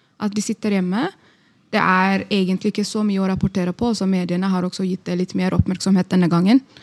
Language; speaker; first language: Norwegian; non-native, fluent; Amharic